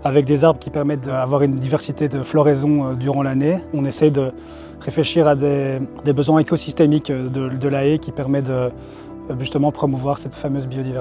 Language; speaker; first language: French; native; French